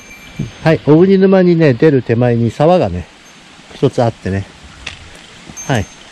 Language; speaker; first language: Japanese; native; Japanese